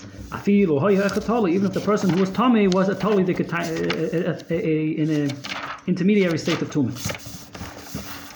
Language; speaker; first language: English; native; English